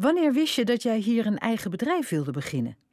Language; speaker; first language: Dutch; native; Dutch